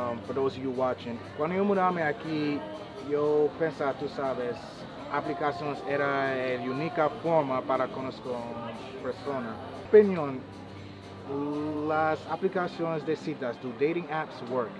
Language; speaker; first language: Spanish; non-native, learner; English